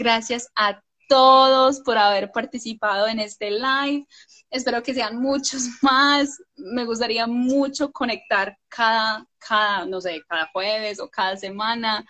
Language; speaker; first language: Spanish; non-native, fluent; English